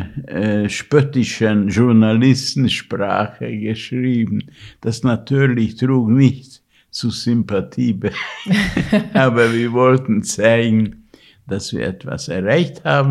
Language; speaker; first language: German; non-native, fluent; Hungarian